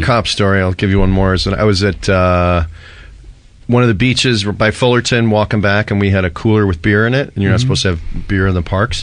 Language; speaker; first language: English; native; English